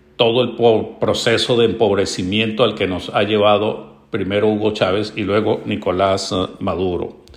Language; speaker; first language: Spanish; native; Spanish